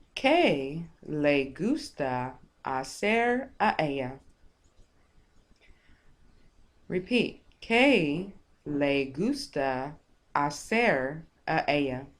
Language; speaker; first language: Spanish; non-native, fluent; English